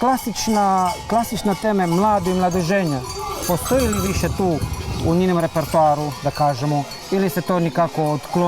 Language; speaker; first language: Bosnian; native; Bosnian